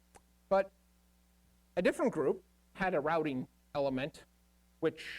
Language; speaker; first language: English; native; English